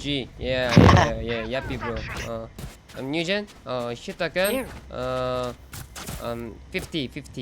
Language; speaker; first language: English; non-native, learner; Korean